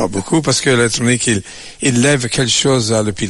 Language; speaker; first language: French; non-native, learner; Italian